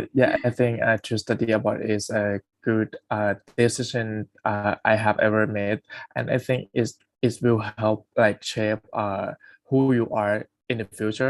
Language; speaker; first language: English; non-native, fluent; Thai